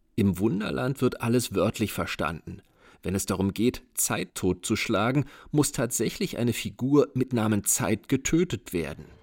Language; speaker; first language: German; native; German